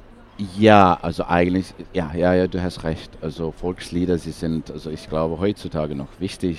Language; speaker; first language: German; non-native, fluent; English